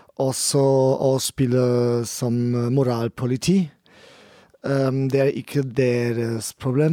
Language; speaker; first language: Norwegian; non-native, learner; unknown